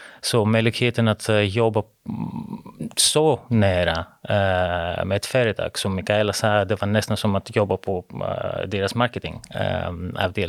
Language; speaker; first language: Swedish; non-native, fluent; Greek